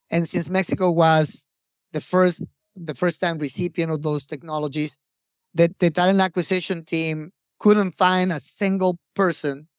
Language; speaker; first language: English; non-native, fluent; Spanish